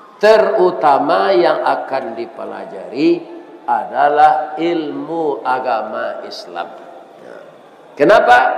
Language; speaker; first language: Malay; non-native, local second language; Minangkabau